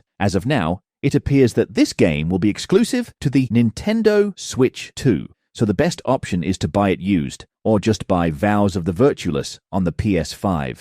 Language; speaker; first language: English; native; English